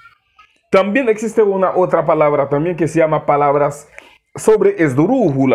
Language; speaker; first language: Spanish; non-native, learner; Haitian Creole